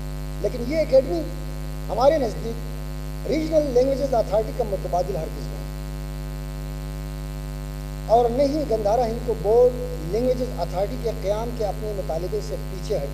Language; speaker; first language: Urdu; non-native, local second language; Northern Hindko